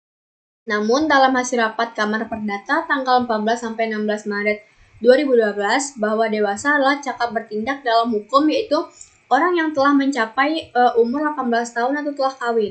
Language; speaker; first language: Indonesian; native; Indonesian